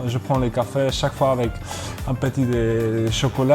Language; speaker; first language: French; non-native, learner; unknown